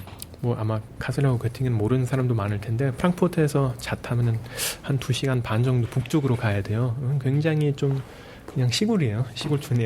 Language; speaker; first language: Korean; early bilingual, heritage; Korean